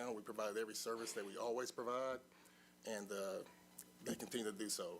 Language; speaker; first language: English; native; English